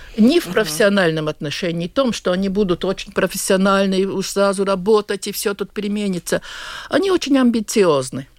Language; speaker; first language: Russian; non-native, local second language; Latvian